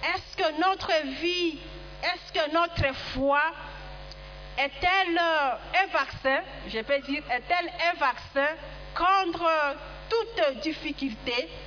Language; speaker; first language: French; non-native, local second language; Swahili